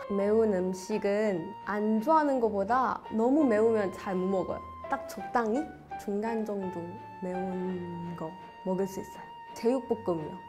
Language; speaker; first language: Korean; non-native, fluent; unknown